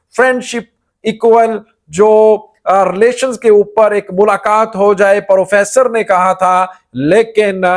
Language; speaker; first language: Urdu; native; Urdu